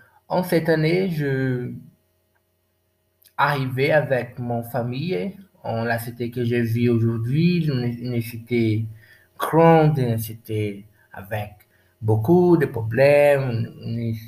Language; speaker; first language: French; non-native, learner; Portuguese